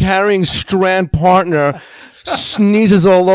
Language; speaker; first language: English; non-native, fluent; Hebrew